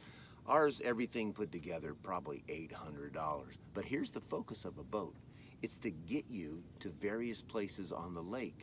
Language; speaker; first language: English; native; English